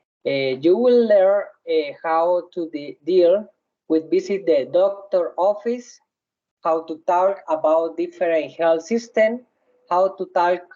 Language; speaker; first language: English; non-native, learner; Spanish